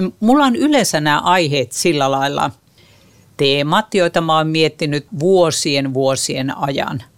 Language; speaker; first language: Finnish; native; Finnish